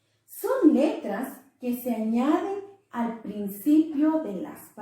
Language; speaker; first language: Spanish; non-native, local second language; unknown